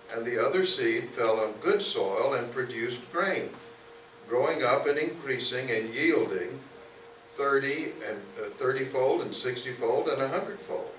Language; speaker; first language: English; native; English